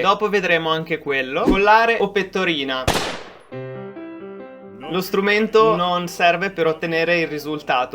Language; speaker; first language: Italian; native; Italian